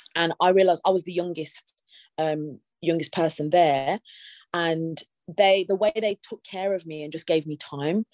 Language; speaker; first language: English; native; English